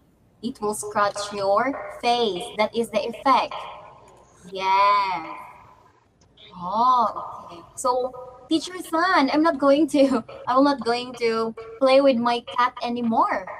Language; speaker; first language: English; non-native, local second language; Filipino